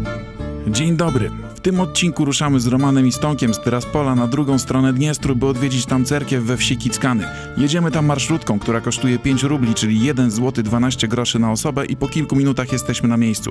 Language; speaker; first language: Polish; native; Polish